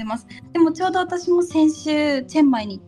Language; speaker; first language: Japanese; native; Japanese